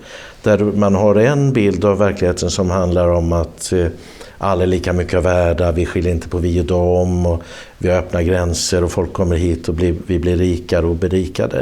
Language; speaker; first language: Swedish; native; Swedish